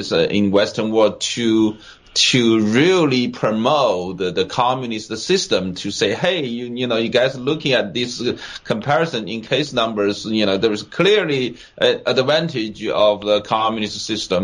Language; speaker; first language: English; non-native, fluent; Chinese